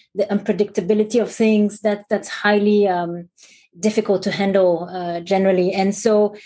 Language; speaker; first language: English; non-native, fluent; French